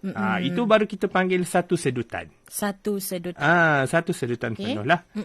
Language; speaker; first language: Malay; native; Malay